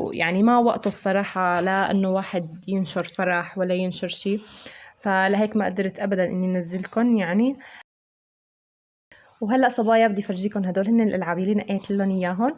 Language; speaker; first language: Arabic; native; Arabic